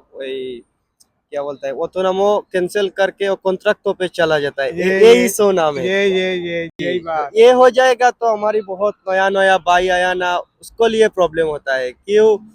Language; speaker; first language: Hindi; non-native, learner; Bangla